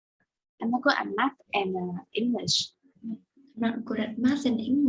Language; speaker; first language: English; non-native, fluent; Vietnamese